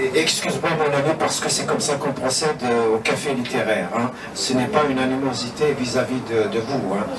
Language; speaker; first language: French; non-native, local second language; Kabyle